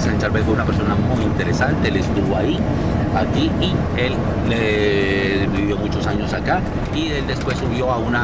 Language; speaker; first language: Spanish; native; Spanish